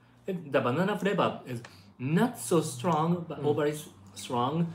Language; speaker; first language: English; non-native, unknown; Japanese